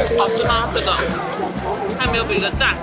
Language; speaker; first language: Chinese; native; Chinese